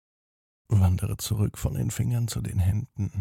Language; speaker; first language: German; native; German